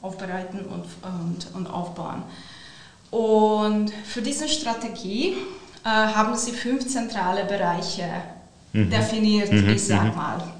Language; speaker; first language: German; non-native, fluent; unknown